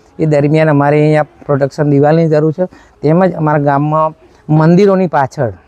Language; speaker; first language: Gujarati; native; Gujarati